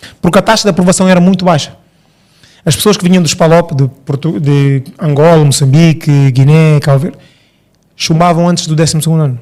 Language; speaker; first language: Portuguese; early bilingual, other home language; Upper Guinea Crioulo